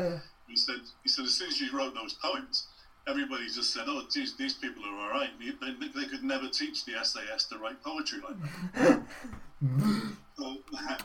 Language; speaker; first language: English; native; English